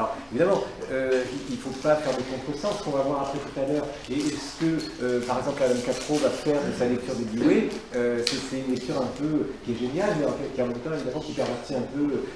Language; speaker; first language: French; native; French